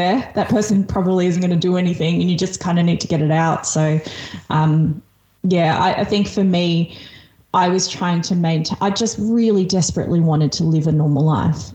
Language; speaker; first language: English; early bilingual, other home language; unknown